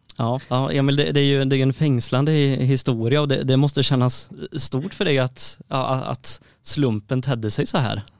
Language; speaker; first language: Swedish; native; Swedish